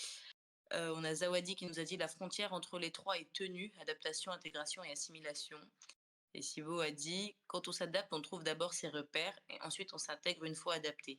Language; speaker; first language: French; non-native, local second language; Comorian